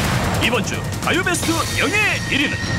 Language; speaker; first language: Korean; native; Korean